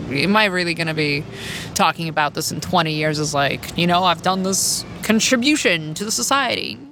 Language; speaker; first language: English; early bilingual, other home language; Russian